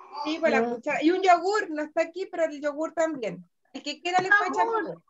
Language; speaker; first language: Spanish; native; Spanish